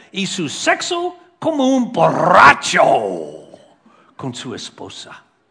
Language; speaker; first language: Spanish; non-native, learner; English